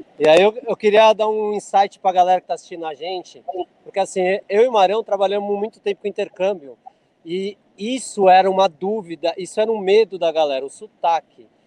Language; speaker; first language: Portuguese; native; Portuguese